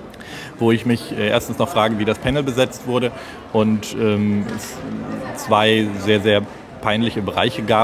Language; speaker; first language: German; native; German